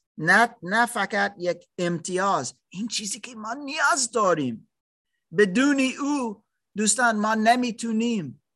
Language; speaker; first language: Persian; non-native, learner; German